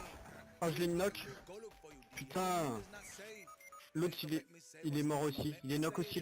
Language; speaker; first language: French; native; French